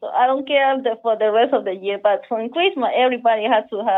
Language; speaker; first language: English; non-native, learner; Spanish